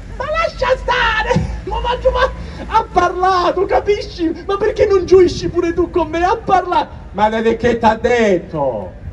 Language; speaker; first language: Italian; native; Italian